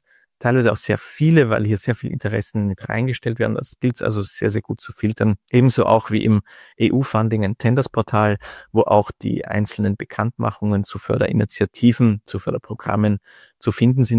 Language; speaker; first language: German; native; German